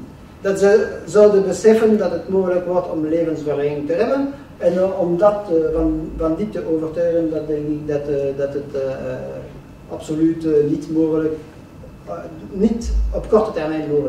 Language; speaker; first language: Dutch; non-native, local second language; French